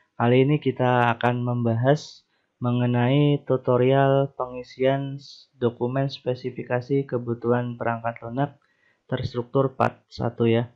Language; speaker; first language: Indonesian; native; Indonesian